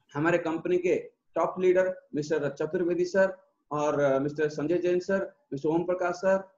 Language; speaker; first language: Hindi; non-native, local second language; Odia